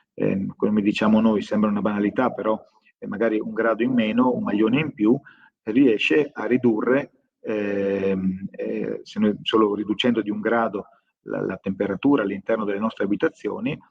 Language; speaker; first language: Italian; native; Italian